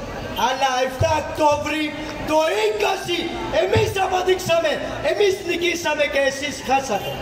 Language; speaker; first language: Greek; non-native, fluent; Urdu